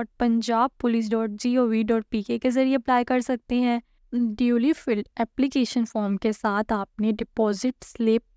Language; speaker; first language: Urdu; native; Urdu